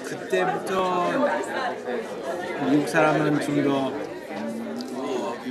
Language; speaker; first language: Korean; non-native, fluent; English